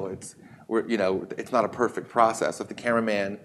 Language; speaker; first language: English; native; English